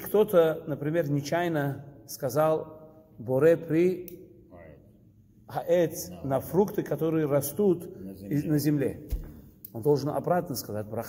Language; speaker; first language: Russian; early bilingual, heritage; Russian